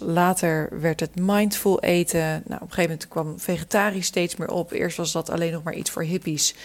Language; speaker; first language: Dutch; native; Dutch